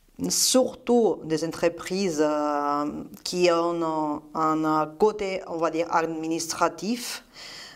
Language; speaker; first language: French; non-native, fluent; Spanish